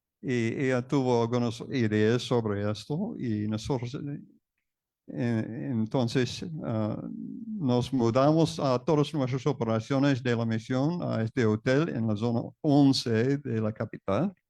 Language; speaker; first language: Spanish; non-native, fluent; English